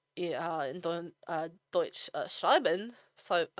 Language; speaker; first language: German; non-native, learner; English